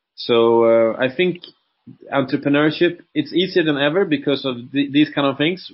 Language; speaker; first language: English; non-native, fluent; Swedish